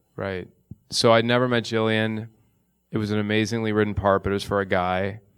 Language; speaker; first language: English; native; English